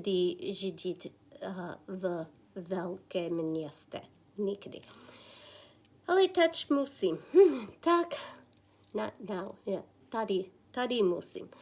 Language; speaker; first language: Czech; non-native, learner; English